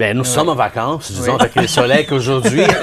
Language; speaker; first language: French; non-native, fluent; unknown